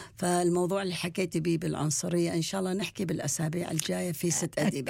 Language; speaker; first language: Arabic; native; Arabic